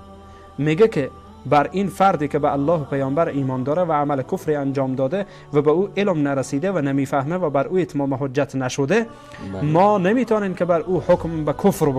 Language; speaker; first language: Persian; native; Persian